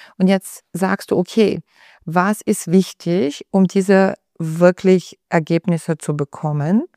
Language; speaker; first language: German; non-native, fluent; Bulgarian